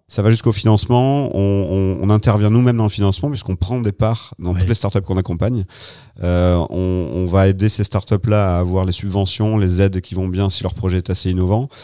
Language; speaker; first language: French; native; French